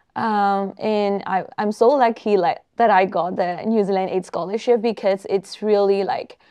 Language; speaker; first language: English; non-native, fluent; Burmese